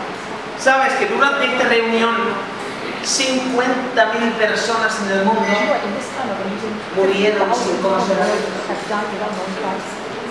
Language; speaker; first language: Spanish; non-native, fluent; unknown